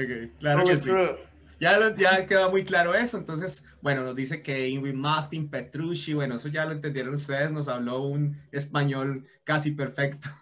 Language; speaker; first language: Spanish; native; Spanish